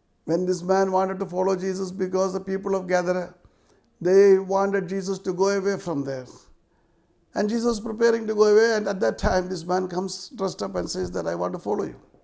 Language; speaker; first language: English; non-native, local second language; Malayalam